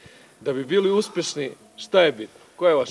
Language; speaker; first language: Serbian; native; Serbian